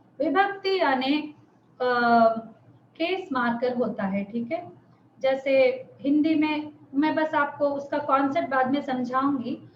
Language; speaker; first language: Hindi; non-native, local second language; Telugu